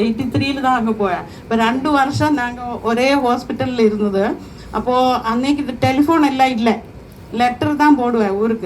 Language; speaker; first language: Tamil; non-native, learner; Malayalam